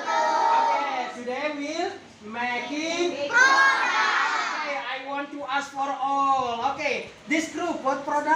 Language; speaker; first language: English; non-native, learner; Indonesian